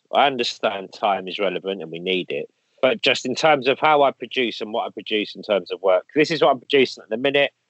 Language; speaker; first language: English; native; English